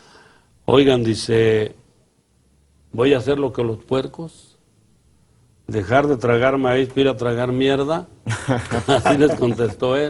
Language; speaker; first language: Spanish; native; Spanish